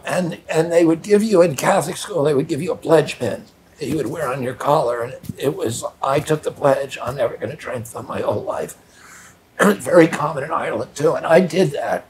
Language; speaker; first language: English; native; English